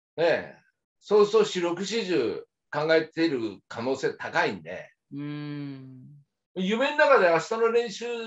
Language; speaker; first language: Japanese; native; Japanese